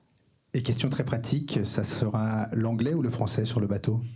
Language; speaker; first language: French; native; French